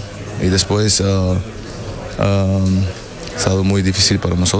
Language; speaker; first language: Spanish; non-native, learner; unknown